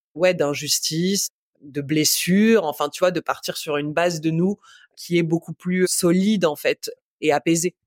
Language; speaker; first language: French; native; French